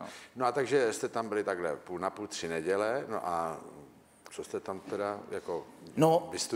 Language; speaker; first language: Czech; native; Czech